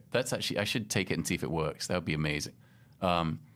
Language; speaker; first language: English; native; English